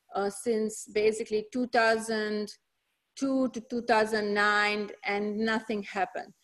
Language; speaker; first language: English; non-native, fluent; Hungarian